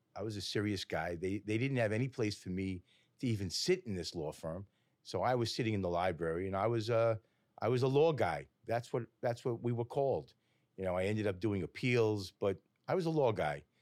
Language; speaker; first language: English; native; English